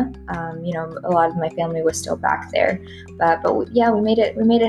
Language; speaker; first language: English; early bilingual, other home language; Spanish